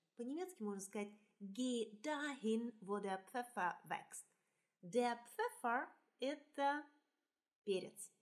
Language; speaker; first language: German; non-native, fluent; Russian